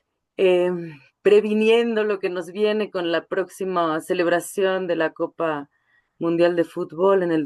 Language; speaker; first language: Spanish; native; Spanish